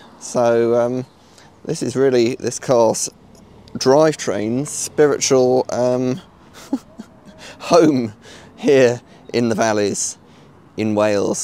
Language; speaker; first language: English; native; English